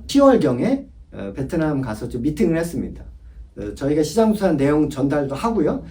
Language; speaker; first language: Korean; native; Korean